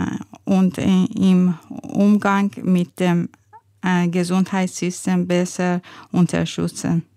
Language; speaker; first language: German; non-native, fluent; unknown